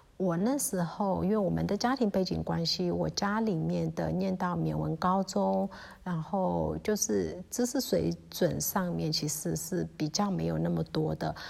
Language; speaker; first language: Chinese; early bilingual, heritage; Chinese